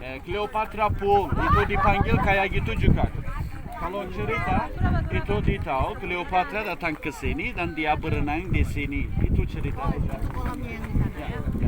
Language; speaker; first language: Indonesian; non-native, fluent; Turkish